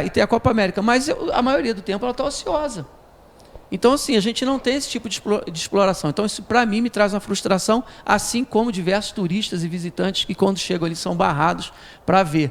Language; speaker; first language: Portuguese; native; Portuguese